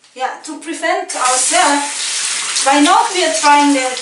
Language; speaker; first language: English; non-native, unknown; Indonesian